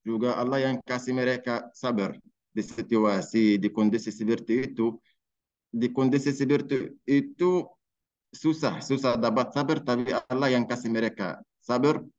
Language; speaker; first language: Indonesian; non-native, learner; Arabic